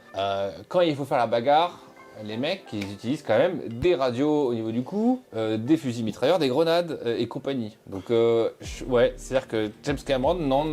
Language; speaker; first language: French; native; French